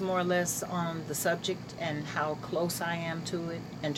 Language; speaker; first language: English; native; English